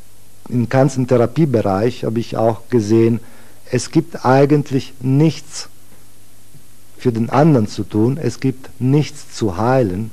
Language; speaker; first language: German; non-native, fluent; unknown